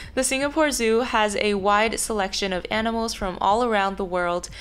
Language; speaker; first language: English; non-native, fluent; Chinese